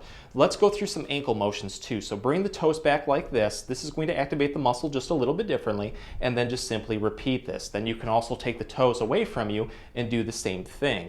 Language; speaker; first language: English; native; English